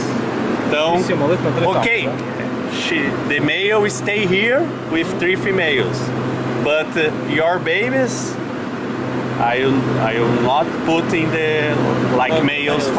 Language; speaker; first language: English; non-native, learner; Portuguese